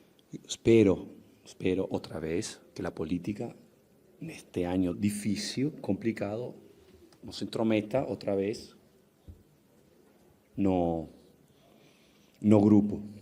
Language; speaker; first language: Portuguese; non-native, fluent; Spanish